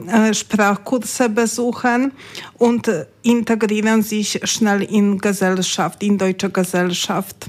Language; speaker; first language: German; non-native, fluent; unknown